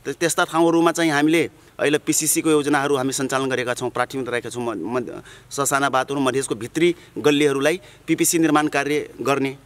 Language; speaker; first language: Nepali; non-native, local second language; Dangaura Tharu